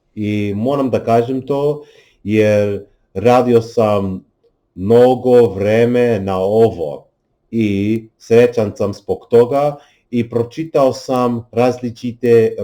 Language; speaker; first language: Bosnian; non-native, learner; English